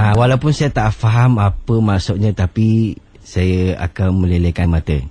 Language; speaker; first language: Malay; non-native, local second language; Chinese